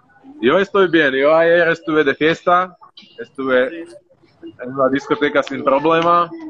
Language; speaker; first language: Spanish; non-native, learner; Slovak